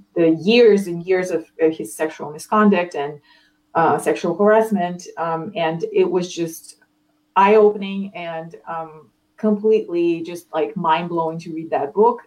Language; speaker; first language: English; non-native, fluent; Ukrainian